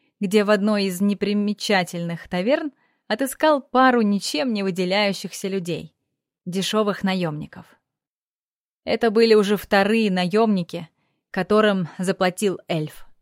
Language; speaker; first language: Russian; native; Russian